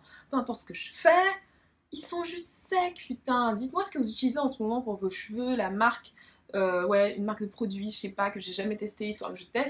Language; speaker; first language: French; native; French